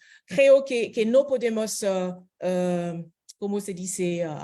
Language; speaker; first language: Spanish; non-native, fluent; French